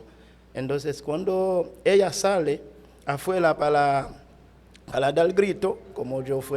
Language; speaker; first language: Spanish; non-native, fluent; Haitian Creole